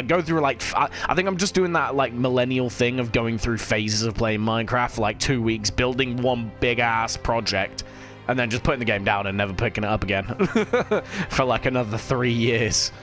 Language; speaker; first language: English; native; English